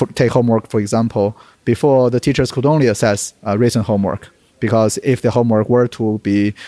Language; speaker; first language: English; non-native, fluent; Chinese